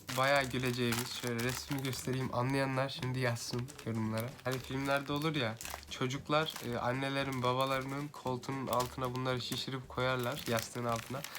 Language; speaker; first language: Turkish; native; Turkish